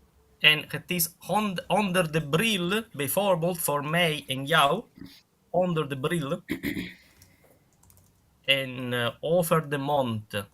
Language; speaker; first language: Dutch; non-native, fluent; Italian